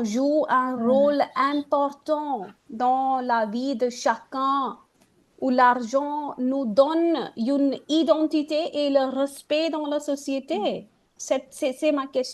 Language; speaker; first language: French; non-native, fluent; Hindi